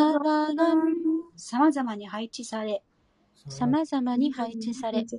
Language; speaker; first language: Japanese; native; Japanese